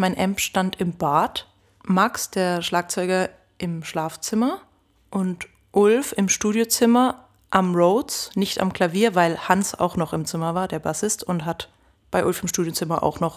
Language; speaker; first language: German; native; German